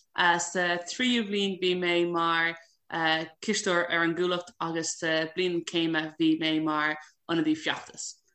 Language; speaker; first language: Irish; non-native, local second language; English